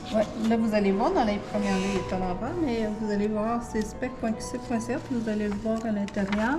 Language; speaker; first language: French; native; French